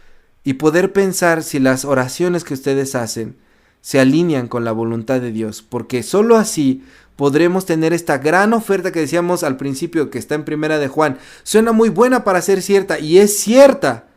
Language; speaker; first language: Spanish; native; Spanish